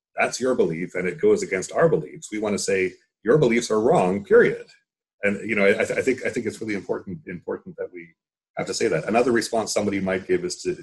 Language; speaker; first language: English; native; English